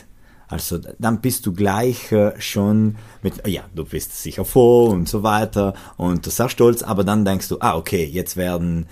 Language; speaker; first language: German; non-native, local second language; Italian